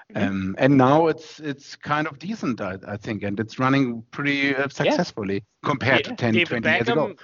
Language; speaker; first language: English; non-native, fluent; German